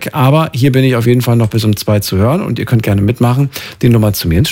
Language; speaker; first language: German; native; German